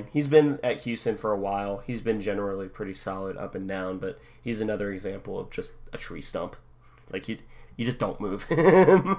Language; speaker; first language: English; native; English